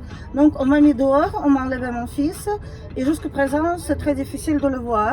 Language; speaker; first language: French; non-native, fluent; Russian